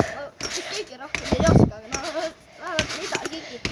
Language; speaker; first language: Estonian; early bilingual, heritage; Finnish